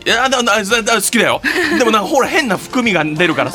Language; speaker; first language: Japanese; native; Japanese